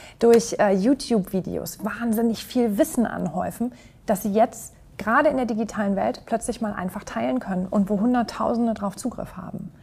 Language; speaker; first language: German; native; German